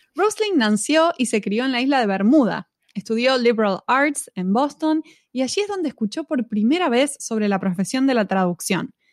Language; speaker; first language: Spanish; native; Spanish